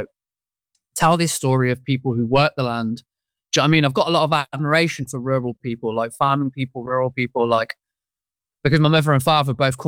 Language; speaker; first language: English; native; English